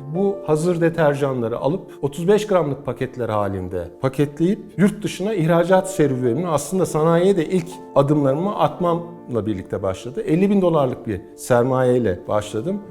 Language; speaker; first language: Turkish; native; Turkish